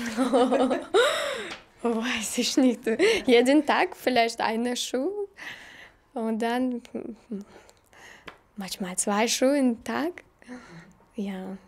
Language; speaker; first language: German; non-native, learner; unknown